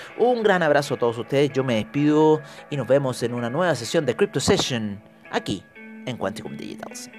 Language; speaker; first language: Spanish; native; Spanish